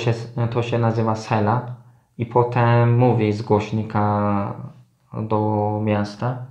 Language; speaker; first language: Polish; non-native, learner; Turkish